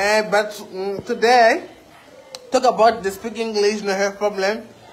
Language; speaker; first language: English; non-native, learner; Portuguese